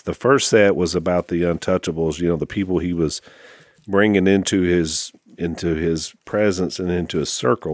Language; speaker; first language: English; native; English